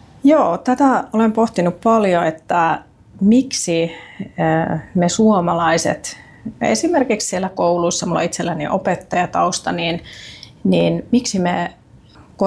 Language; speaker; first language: Finnish; native; Finnish